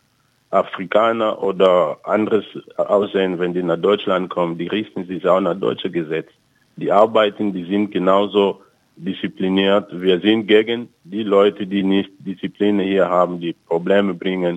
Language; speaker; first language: German; non-native, fluent; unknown